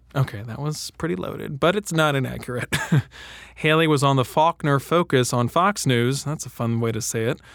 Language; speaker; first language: English; native; English